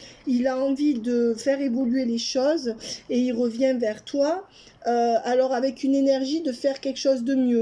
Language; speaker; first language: French; native; French